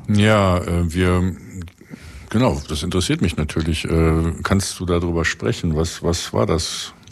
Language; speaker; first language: German; native; German